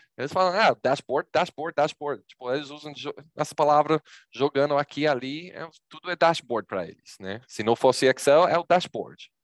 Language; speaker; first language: Portuguese; non-native, fluent; English